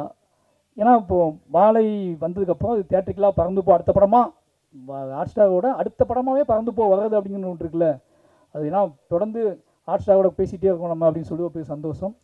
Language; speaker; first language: Tamil; native; Tamil